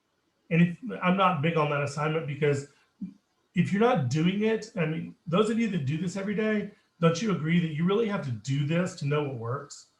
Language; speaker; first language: English; native; English